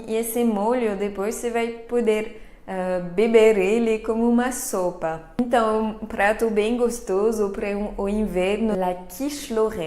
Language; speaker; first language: Portuguese; non-native, fluent; French